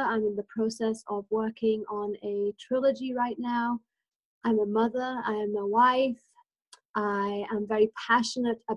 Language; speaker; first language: English; native; English